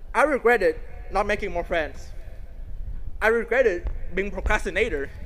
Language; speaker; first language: English; non-native, fluent; Vietnamese